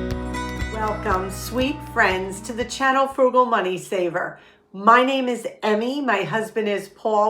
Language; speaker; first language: English; native; English